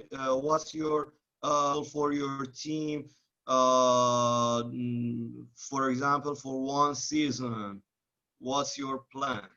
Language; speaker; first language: English; non-native, learner; Persian